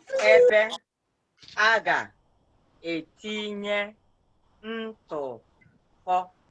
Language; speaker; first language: Igbo; native; Igbo